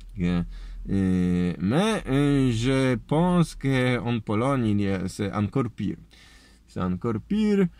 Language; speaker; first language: French; non-native, learner; Polish